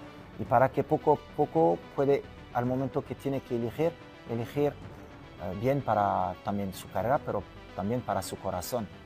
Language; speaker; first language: Spanish; non-native, fluent; French